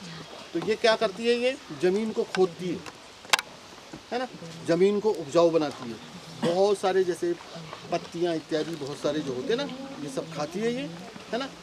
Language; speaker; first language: Hindi; native; Hindi